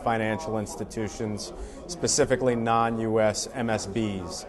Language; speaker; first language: English; native; English